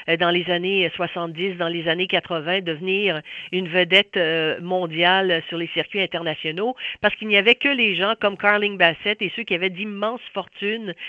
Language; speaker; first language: French; native; French